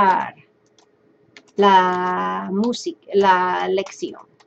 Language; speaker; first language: Spanish; non-native, fluent; English